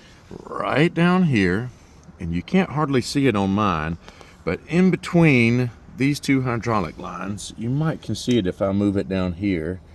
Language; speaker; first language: English; native; English